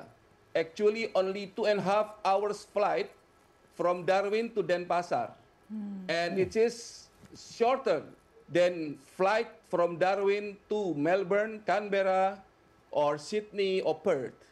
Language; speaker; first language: English; non-native, fluent; Indonesian